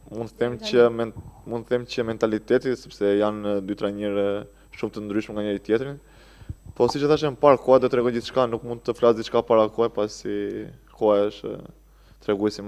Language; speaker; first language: Albanian; native; Albanian